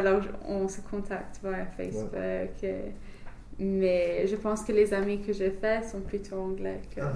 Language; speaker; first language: French; non-native, fluent; English